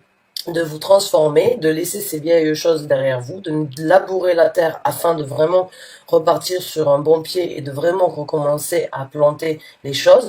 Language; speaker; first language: French; native; French